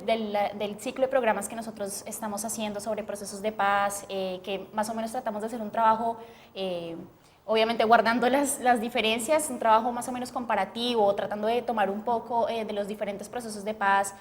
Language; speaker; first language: Spanish; native; Spanish